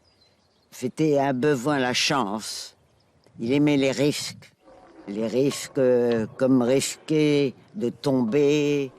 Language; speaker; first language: French; non-native, learner; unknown